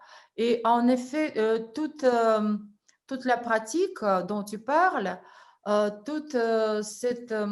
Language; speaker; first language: French; non-native, fluent; Russian